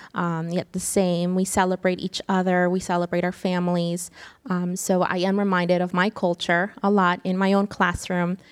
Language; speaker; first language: English; early bilingual, other home language; Spanish